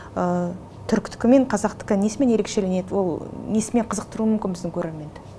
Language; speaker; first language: Kazakh; native; Kazakh